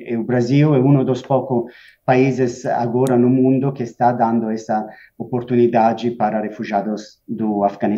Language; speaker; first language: Portuguese; non-native, fluent; Spanish